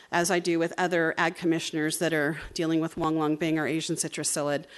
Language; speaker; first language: English; native; English